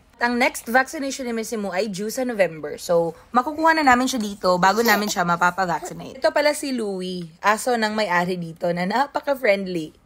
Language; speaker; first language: Filipino; non-native, local second language; Cebuano